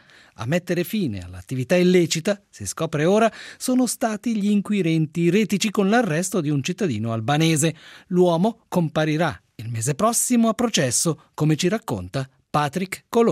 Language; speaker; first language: Italian; native; Italian